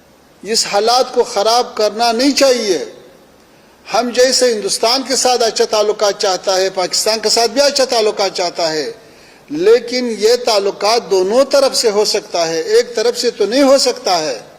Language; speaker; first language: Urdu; non-native, fluent; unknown